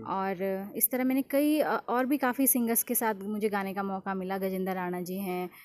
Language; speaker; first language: Hindi; native; Hindi